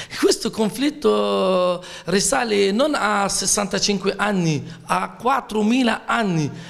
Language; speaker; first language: Italian; non-native, fluent; Arabic